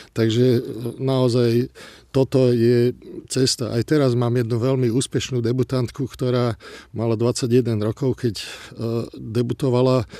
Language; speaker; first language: Slovak; non-native, local second language; Hungarian